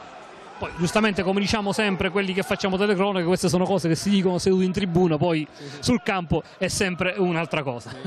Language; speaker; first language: Italian; native; Italian